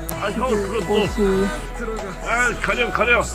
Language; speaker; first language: Korean; native; Korean